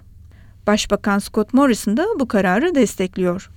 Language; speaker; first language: Turkish; native; Turkish